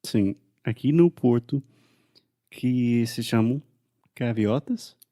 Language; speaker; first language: Portuguese; non-native, fluent; English